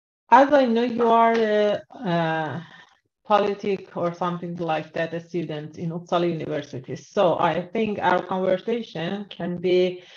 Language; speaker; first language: English; non-native, learner; Persian